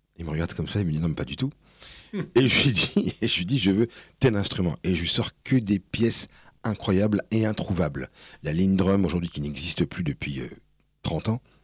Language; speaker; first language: French; early bilingual, other home language; Spanish